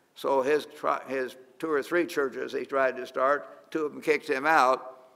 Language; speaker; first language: English; native; English